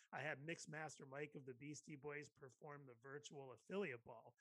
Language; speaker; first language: English; native; English